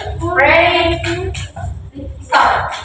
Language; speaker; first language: English; non-native, learner; Indonesian